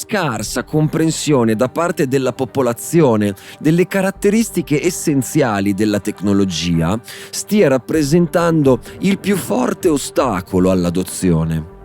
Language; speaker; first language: Italian; native; Italian